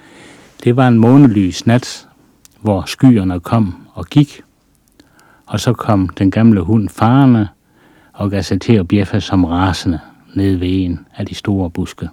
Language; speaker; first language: Danish; native; Danish